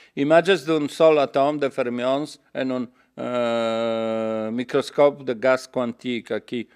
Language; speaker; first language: Catalan; non-native, learner; Polish